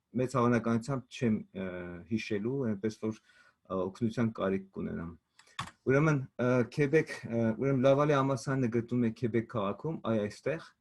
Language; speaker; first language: Armenian; native; Armenian